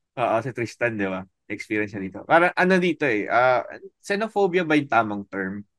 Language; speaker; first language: Filipino; native; Filipino